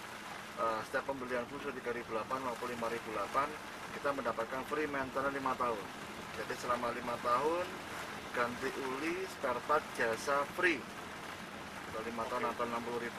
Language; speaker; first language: Indonesian; native; Indonesian